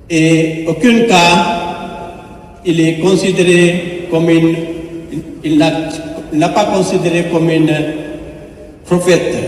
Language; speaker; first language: French; non-native, fluent; Sinhala